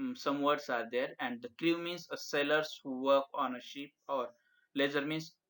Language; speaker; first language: English; non-native, local second language; Marathi